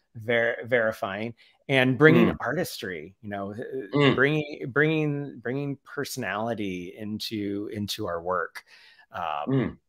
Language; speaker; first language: English; native; English